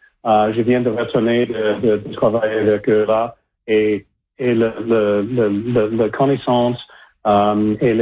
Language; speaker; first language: French; non-native, learner; English